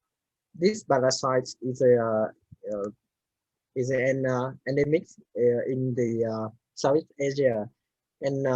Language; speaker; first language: English; non-native, learner; Vietnamese